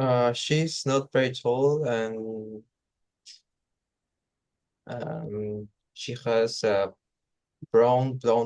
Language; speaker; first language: English; non-native, learner; Spanish